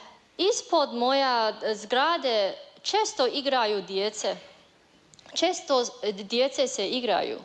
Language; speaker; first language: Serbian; non-native, learner; Chinese